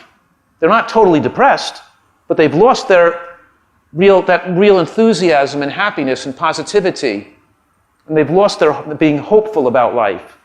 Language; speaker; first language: English; native; English